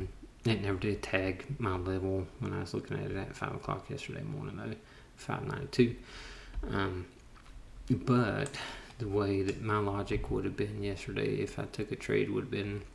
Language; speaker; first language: English; native; English